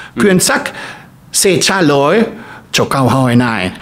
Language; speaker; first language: Vietnamese; non-native, fluent; German